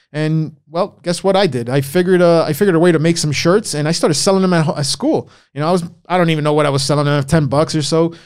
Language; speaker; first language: English; early bilingual, other home language; Spanish